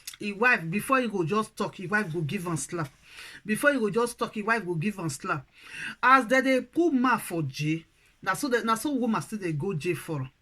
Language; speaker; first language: Nigerian Pidgin; non-native, local second language; Bini